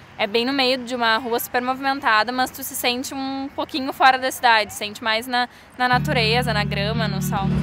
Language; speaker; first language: Portuguese; native; Portuguese